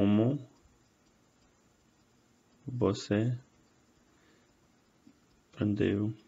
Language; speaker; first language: Portuguese; non-native, fluent; English